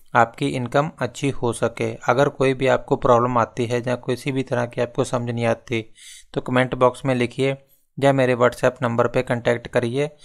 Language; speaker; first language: Hindi; non-native, local second language; Punjabi